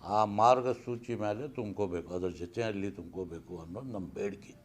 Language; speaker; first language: Kannada; non-native, local second language; Urdu